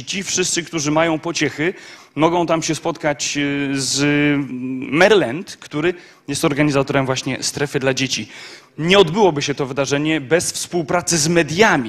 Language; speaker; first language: Polish; native; Polish